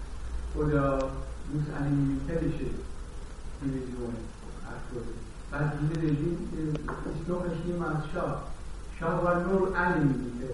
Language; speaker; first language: German; non-native, learner; Persian